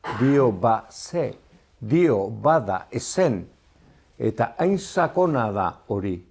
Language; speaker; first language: Basque; native; Basque